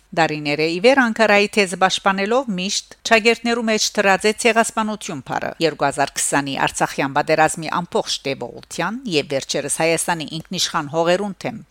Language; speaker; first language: Armenian; early bilingual, heritage; Armenian